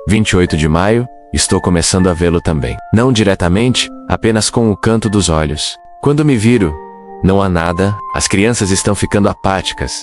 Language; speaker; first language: Portuguese; native; Portuguese